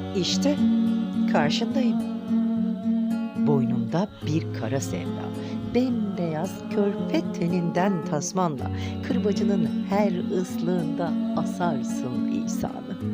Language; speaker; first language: Turkish; native; Turkish